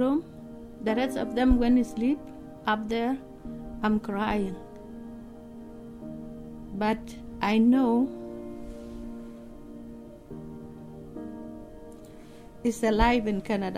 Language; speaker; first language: English; non-native, learner; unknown